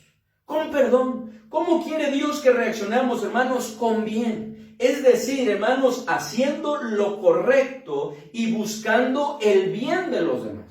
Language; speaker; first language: Spanish; native; Spanish